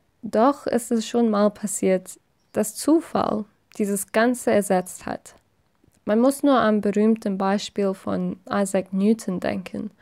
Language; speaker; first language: German; non-native, fluent; English